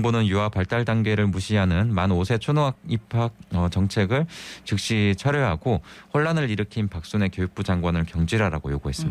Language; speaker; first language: Korean; native; Korean